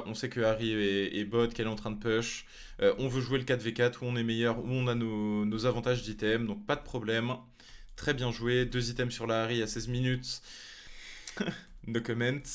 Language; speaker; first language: French; native; French